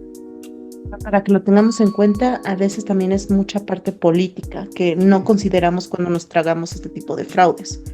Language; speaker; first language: Spanish; native; Spanish